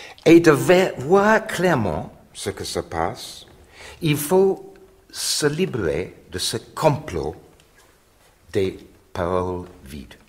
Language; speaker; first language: French; non-native, fluent; English